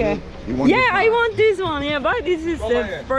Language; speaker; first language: English; non-native, learner; Turkish